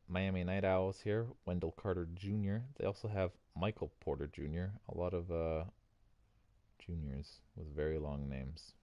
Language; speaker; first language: English; native; English